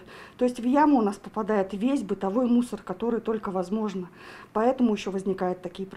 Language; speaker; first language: Russian; native; Russian